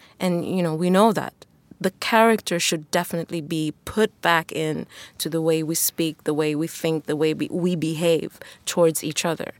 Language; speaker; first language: English; non-native, fluent; Wolof